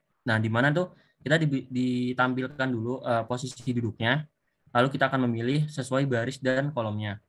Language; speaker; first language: Indonesian; native; Indonesian